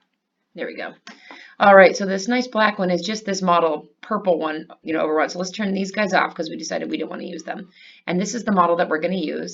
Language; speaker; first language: English; native; English